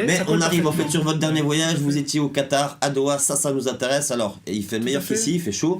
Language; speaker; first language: French; native; French